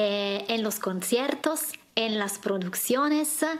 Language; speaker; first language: Spanish; non-native, learner; Italian